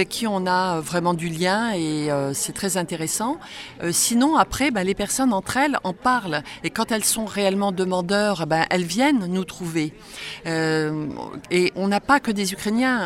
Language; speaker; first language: French; native; French